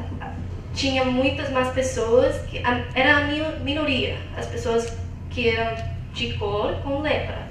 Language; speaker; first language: Portuguese; non-native, fluent; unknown